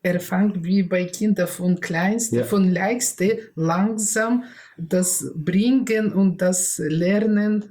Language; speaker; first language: German; non-native, learner; Russian